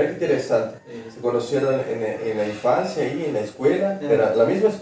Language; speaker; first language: Spanish; non-native, fluent; Portuguese